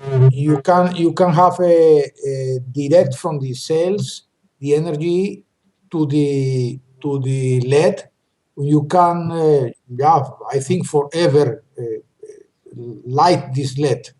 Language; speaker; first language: English; non-native, learner; Spanish